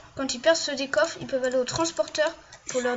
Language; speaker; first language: French; native; French